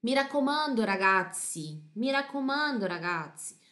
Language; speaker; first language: Italian; non-native, fluent; Portuguese